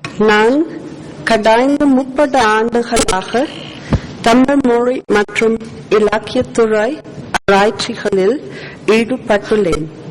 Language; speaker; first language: Tamil; non-native, learner; German